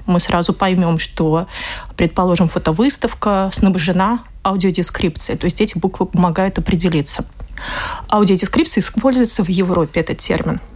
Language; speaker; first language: Russian; native; Russian